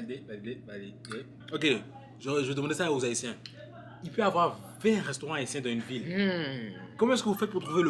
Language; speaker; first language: French; native; French